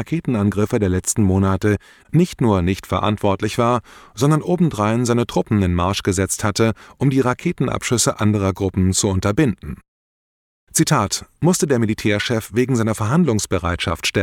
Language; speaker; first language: German; native; German